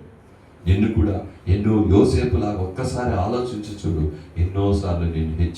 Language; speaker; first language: Telugu; native; Telugu